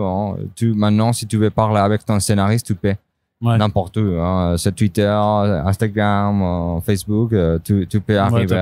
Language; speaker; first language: French; non-native, fluent; Spanish